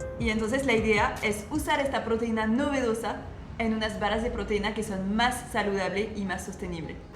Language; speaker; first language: Spanish; non-native, fluent; French